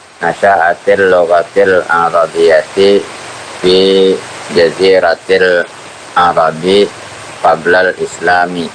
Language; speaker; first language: Arabic; non-native, learner; Indonesian